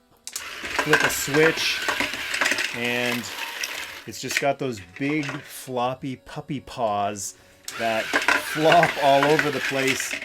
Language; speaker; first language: English; native; English